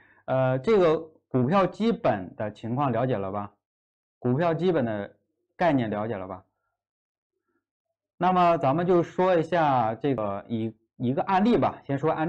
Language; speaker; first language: Chinese; native; Chinese